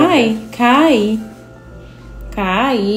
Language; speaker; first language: Portuguese; native; Portuguese